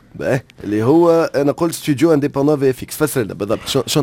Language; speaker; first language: Arabic; native; Arabic